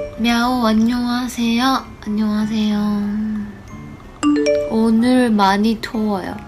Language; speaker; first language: Korean; non-native, learner; Japanese